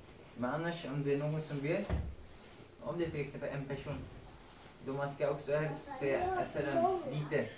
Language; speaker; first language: Swedish; non-native, fluent; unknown